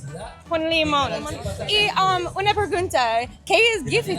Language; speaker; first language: Spanish; non-native, learner; English